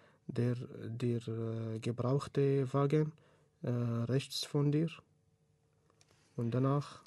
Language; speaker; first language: German; non-native, learner; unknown